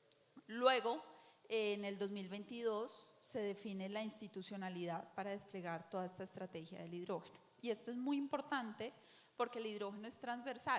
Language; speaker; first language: Spanish; native; Spanish